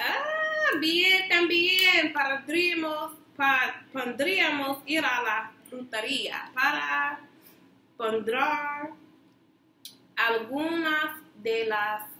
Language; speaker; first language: Spanish; non-native, learner; English